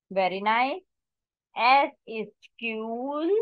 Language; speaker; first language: English; non-native, local second language; Hindi